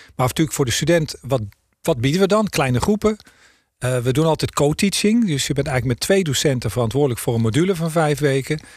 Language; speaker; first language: Dutch; native; Dutch